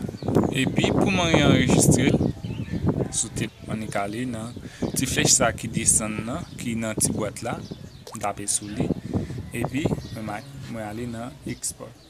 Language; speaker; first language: French; non-native, local second language; Haitian Creole